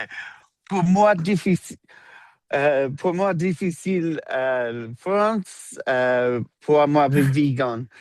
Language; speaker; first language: French; non-native, learner; English